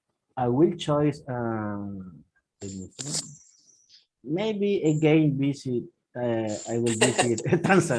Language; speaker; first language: English; non-native, learner; Spanish